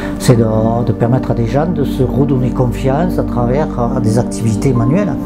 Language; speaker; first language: French; native; French